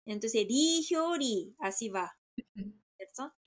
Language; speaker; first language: Spanish; non-native, fluent; Korean